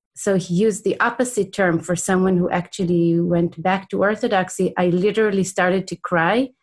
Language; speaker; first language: English; non-native, fluent; Hebrew